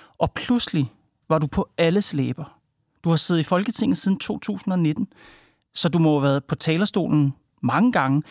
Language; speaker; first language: Danish; native; Danish